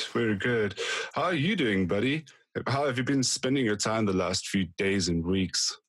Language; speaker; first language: English; non-native, fluent; German